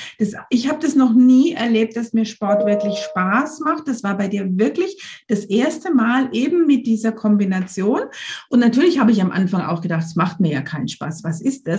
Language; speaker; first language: German; native; German